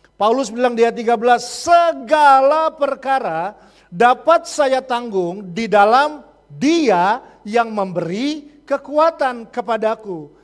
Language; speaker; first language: Indonesian; native; Indonesian